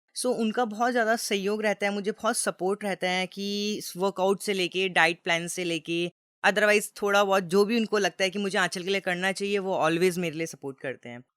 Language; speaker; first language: Hindi; native; Hindi